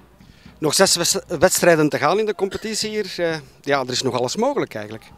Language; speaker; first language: Dutch; native; Dutch